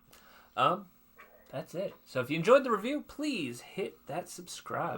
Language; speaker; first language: English; native; English